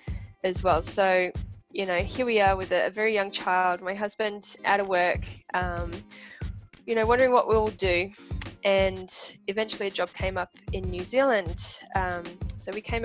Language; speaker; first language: English; native; English